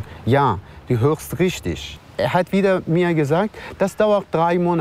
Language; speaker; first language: German; non-native, learner; Persian